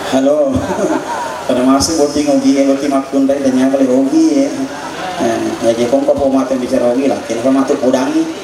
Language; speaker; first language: Indonesian; non-native, local second language; Buginese